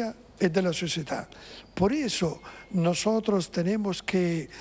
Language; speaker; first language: Spanish; non-native, fluent; Italian